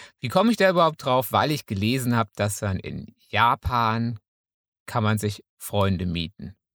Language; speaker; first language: German; native; German